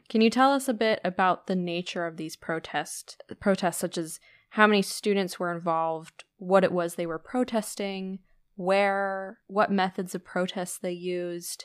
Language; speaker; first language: English; native; English